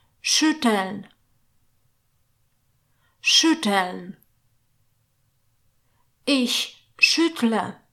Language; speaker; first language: German; non-native, fluent; Polish